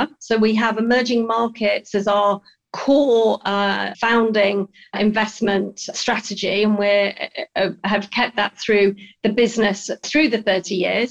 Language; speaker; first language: English; native; English